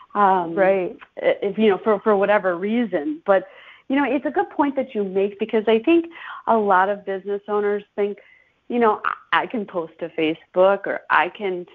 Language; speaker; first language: English; native; English